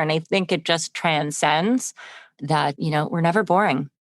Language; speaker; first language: English; native; English